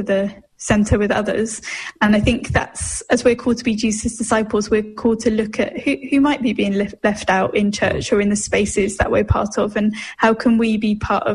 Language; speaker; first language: English; native; English